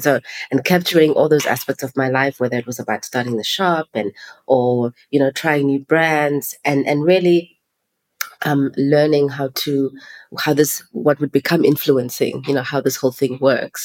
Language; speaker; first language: English; non-native, local second language; Xhosa